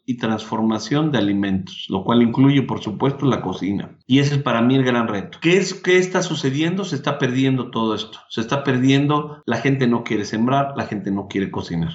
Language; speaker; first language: Spanish; native; Spanish